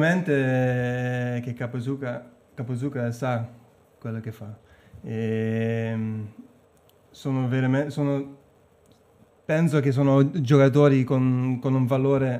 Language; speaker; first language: Italian; non-native, fluent; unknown